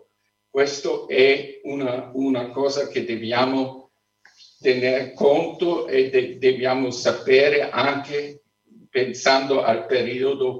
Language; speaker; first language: Italian; non-native, fluent; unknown